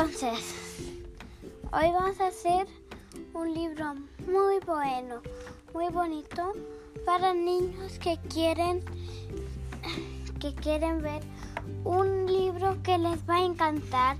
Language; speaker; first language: Spanish; early bilingual, heritage; Spanish